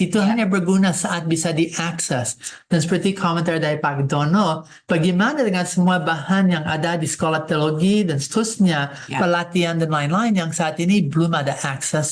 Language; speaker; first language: Indonesian; non-native, fluent; English